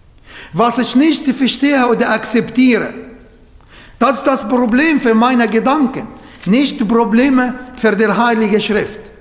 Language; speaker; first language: German; non-native, fluent; Arabic